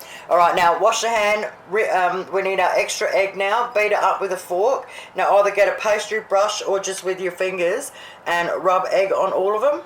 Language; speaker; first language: English; native; English